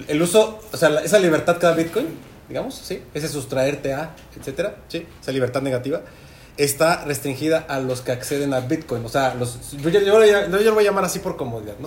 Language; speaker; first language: Spanish; native; Spanish